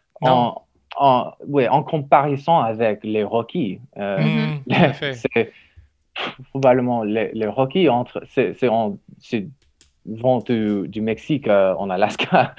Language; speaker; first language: French; non-native, learner; English